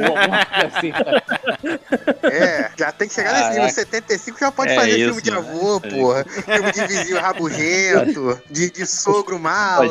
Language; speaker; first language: Portuguese; native; Portuguese